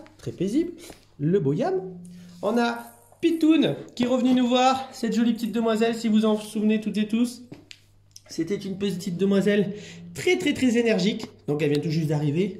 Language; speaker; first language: French; native; French